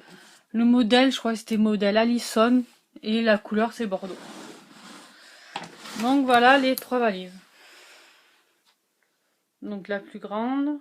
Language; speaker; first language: French; native; French